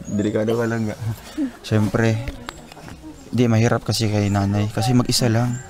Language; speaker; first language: Filipino; native; Filipino